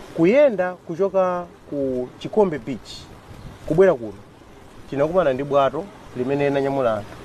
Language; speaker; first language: Nyanja; native; Nyanja